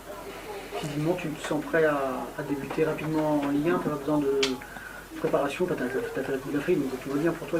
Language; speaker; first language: French; native; French